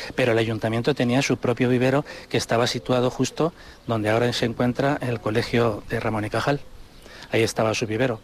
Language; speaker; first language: Spanish; native; Spanish